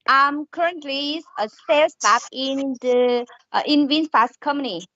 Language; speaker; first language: English; non-native, learner; Vietnamese